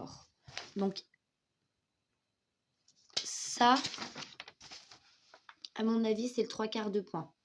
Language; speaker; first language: French; native; French